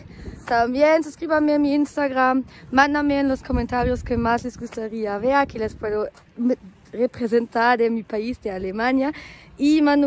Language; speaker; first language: Spanish; non-native, fluent; German